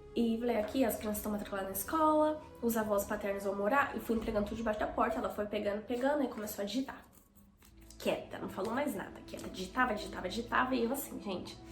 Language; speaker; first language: Portuguese; native; Portuguese